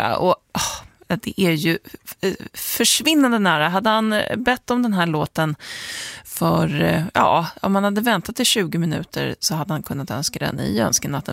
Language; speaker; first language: Swedish; native; Swedish